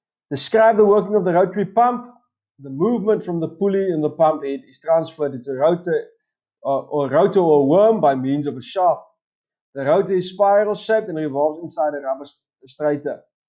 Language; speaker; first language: English; non-native, local second language; Afrikaans